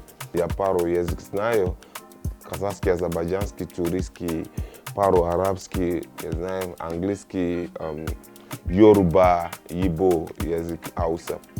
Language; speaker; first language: Russian; non-native, learner; Yoruba